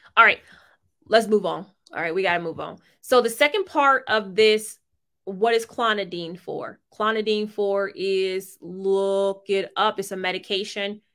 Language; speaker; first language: English; native; English